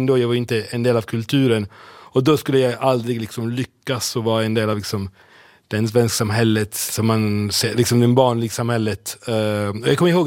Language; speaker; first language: Swedish; non-native, fluent; Italian